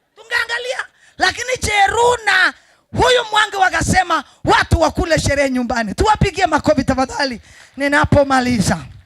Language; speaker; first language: Swahili; non-native, local second language; Kalenjin